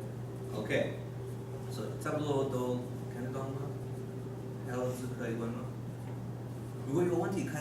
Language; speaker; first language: Chinese; non-native, learner; English